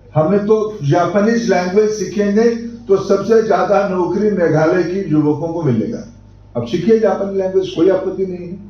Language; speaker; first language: Hindi; non-native, local second language; Odia